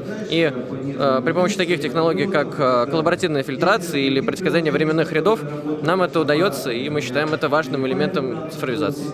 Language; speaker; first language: Russian; native; Russian